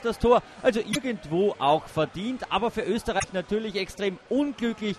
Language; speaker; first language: German; native; German